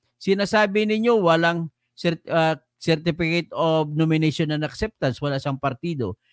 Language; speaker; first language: Filipino; non-native, local second language; Hiligaynon